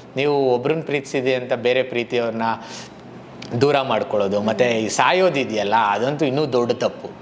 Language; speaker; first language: Kannada; native; Kannada